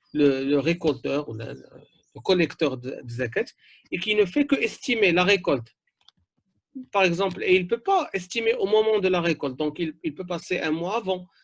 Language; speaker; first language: French; non-native, local second language; Arabic